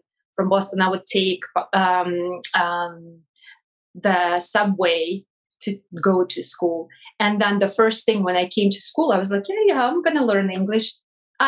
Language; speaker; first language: English; non-native, fluent; Russian